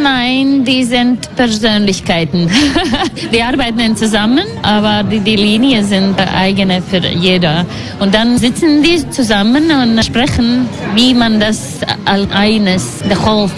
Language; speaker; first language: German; non-native, learner; Latvian